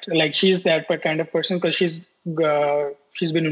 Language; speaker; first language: English; non-native, local second language; Hindi